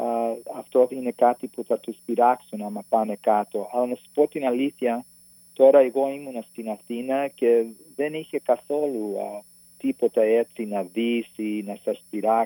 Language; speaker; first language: Greek; early bilingual, heritage; Greek